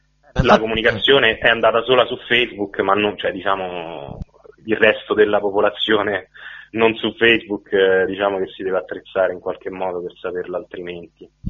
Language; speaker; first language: Italian; native; Italian